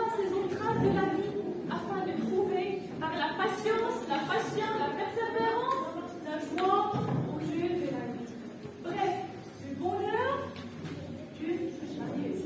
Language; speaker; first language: French; non-native, local second language; Arabic